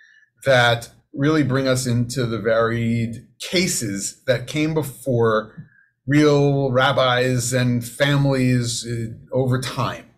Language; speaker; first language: English; native; English